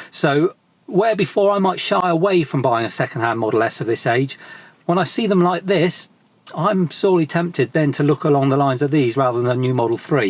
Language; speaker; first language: English; native; English